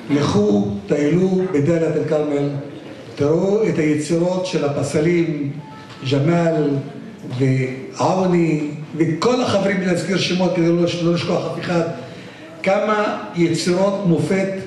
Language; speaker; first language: Hebrew; non-native, local second language; Arabic